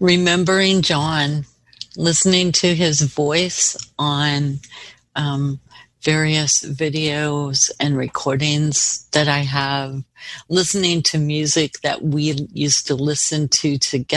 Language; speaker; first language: English; native; English